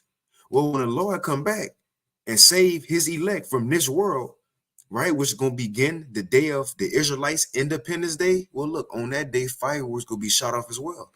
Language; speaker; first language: English; native; English